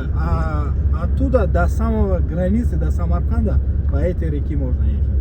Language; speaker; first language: Russian; non-native, local second language; Tajik